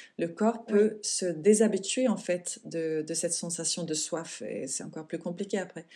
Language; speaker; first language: French; non-native, fluent; Swedish